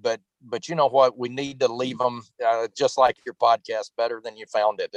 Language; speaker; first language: English; native; English